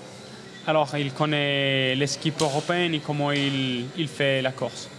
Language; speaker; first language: French; non-native, learner; Spanish